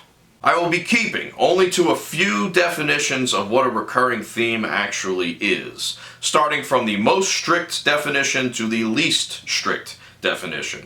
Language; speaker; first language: English; native; English